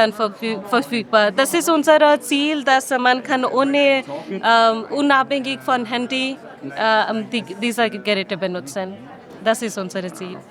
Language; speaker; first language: German; non-native, learner; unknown